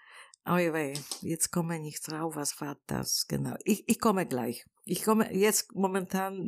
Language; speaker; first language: German; non-native, learner; Polish